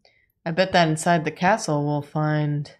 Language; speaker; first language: English; native; English